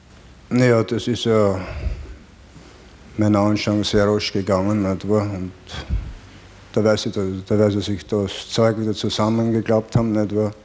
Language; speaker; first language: German; native; German